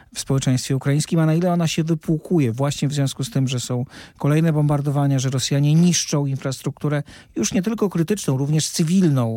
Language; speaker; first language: Polish; native; Polish